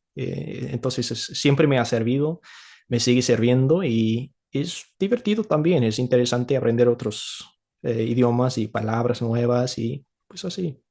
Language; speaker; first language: Spanish; non-native, fluent; English